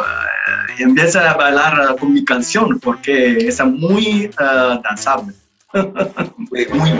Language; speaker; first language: Spanish; non-native, learner; Italian